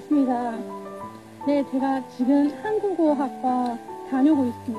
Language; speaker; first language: Korean; non-native, learner; Chinese